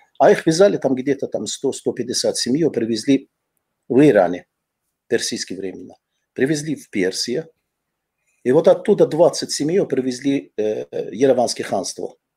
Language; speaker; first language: Russian; non-native, fluent; Azerbaijani